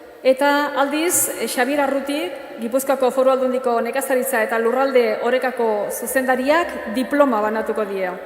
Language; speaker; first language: Basque; native; Basque